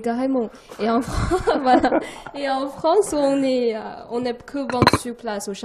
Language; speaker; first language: French; non-native, learner; Chinese